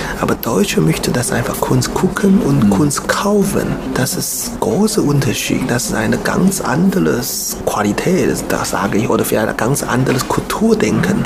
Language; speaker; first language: German; non-native, learner; Chinese